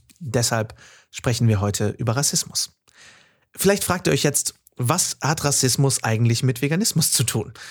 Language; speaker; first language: German; native; German